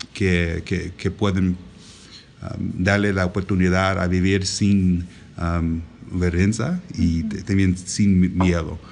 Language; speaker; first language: Spanish; non-native, learner; English